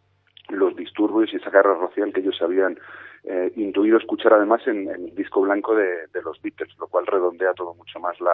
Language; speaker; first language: Spanish; native; Spanish